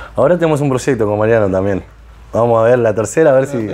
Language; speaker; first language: Spanish; native; Spanish